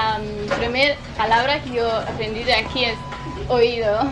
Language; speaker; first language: Spanish; non-native, learner; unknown